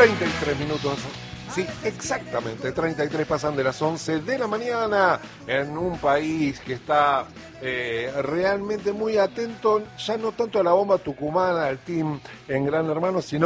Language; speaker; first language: Spanish; native; Spanish